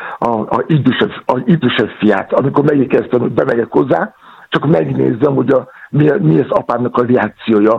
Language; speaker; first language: Hungarian; non-native, fluent; Yoruba